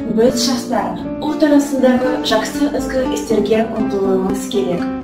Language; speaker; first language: Kazakh; non-native, local second language; Russian